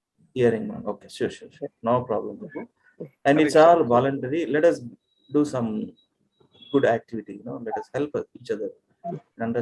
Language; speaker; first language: English; non-native, local second language; Telugu